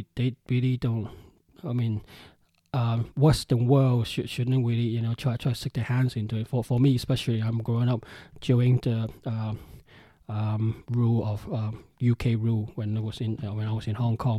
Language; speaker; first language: English; non-native, local second language; Cantonese